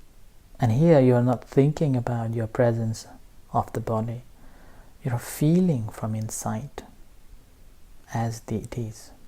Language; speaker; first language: English; non-native, fluent; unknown